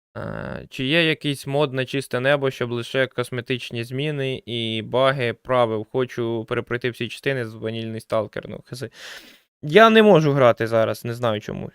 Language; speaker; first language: Ukrainian; native; Ukrainian